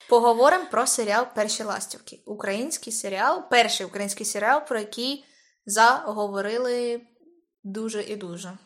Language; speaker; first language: Ukrainian; native; Ukrainian